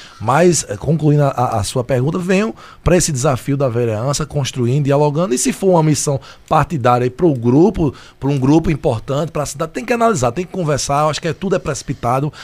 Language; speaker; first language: Portuguese; native; Portuguese